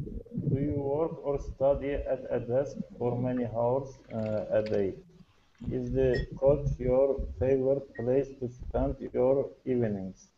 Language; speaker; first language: English; non-native, learner; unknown